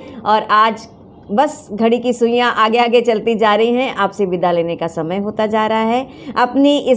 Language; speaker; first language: Hindi; native; Hindi